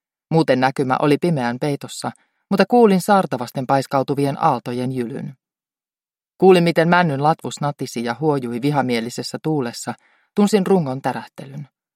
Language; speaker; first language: Finnish; native; Finnish